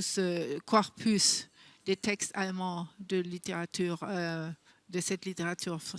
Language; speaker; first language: French; non-native, fluent; German